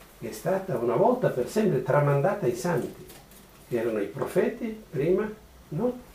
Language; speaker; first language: Italian; native; Italian